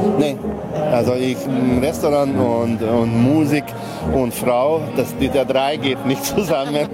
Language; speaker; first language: German; non-native, local second language; Hungarian